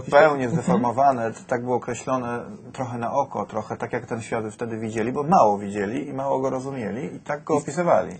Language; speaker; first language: Polish; native; Polish